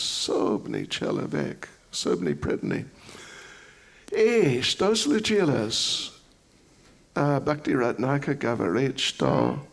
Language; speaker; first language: Russian; non-native, learner; English